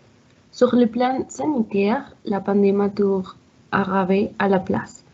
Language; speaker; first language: French; non-native, learner; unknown